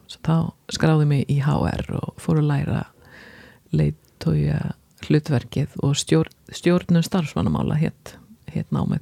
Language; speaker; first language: Icelandic; non-native, fluent; Swedish